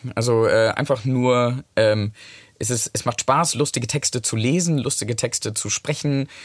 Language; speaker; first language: German; non-native, fluent; English